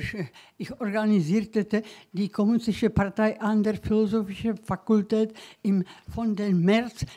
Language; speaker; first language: German; non-native, learner; Czech